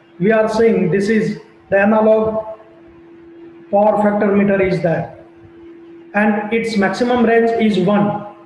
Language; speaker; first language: English; non-native, local second language; Gujarati